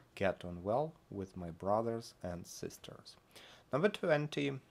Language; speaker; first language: English; non-native, fluent; Russian